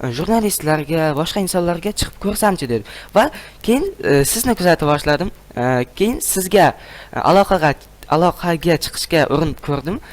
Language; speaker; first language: Uzbek; non-native, local second language; Kara-Kalpak